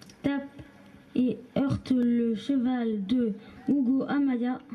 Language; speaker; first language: French; native; French